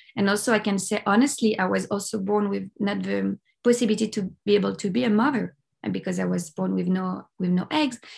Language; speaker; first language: English; non-native, fluent; French